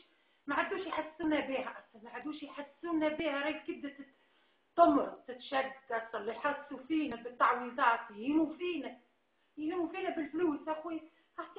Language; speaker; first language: Arabic; native; Arabic